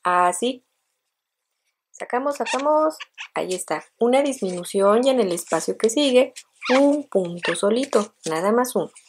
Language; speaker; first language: Spanish; native; Spanish